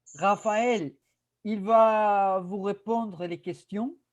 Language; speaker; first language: French; non-native, fluent; Spanish